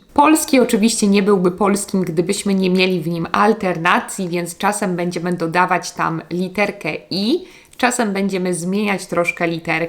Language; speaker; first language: Polish; native; Polish